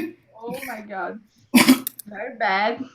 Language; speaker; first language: English; non-native, learner; Portuguese